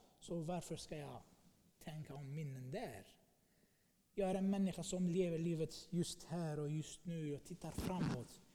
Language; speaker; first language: Swedish; non-native, fluent; Arabic